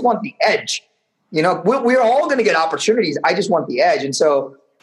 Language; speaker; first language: English; non-native, local second language; Tamil